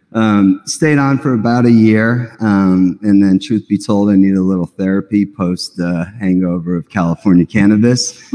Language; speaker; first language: English; native; English